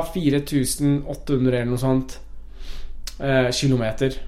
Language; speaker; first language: Norwegian; non-native, local second language; Persian